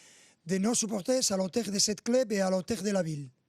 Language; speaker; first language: French; non-native, fluent; Spanish